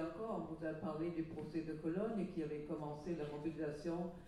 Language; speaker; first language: French; non-native, fluent; German